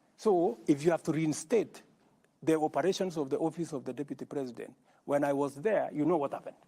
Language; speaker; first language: English; non-native, local second language; Kalenjin